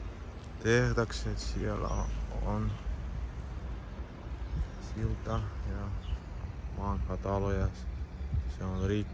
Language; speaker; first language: Finnish; non-native, learner; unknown